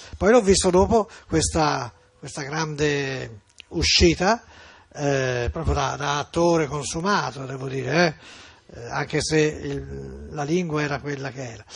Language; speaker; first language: Italian; native; Italian